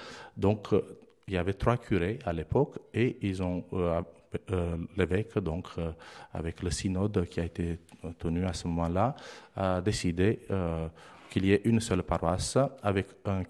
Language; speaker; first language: French; non-native, fluent; Romanian